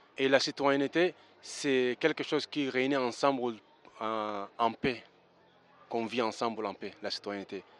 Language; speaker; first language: French; early bilingual, other home language; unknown